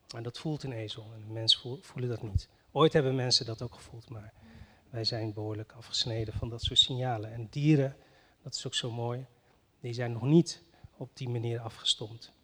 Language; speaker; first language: Dutch; early bilingual, other home language; Riffian